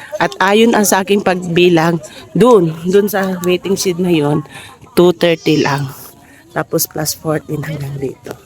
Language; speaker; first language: Filipino; native; Filipino